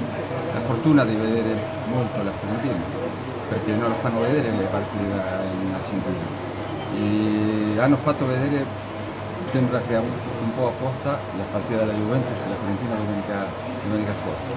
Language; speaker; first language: Italian; non-native, fluent; Spanish